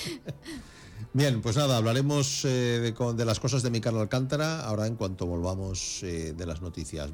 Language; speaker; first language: Spanish; native; Spanish